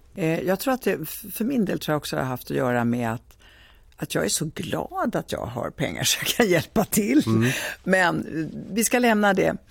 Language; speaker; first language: Swedish; early bilingual, other home language; Italian